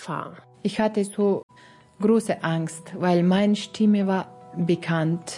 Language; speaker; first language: German; non-native, learner; Persian